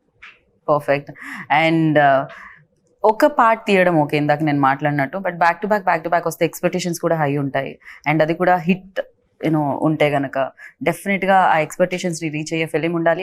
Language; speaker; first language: Telugu; native; Telugu